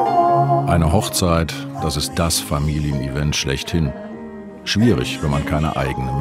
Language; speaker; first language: German; native; German